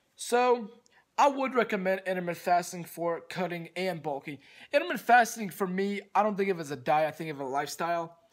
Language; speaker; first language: English; early bilingual, other home language; Russian